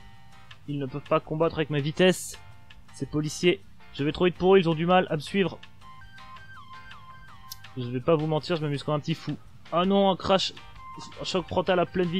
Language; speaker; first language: French; native; French